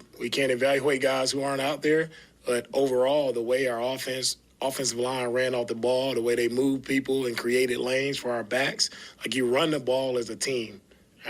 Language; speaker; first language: English; native; English